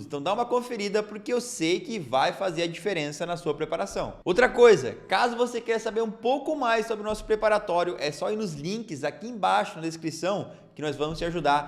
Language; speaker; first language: Portuguese; native; Portuguese